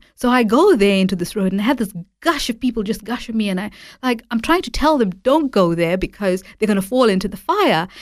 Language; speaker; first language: English; native; English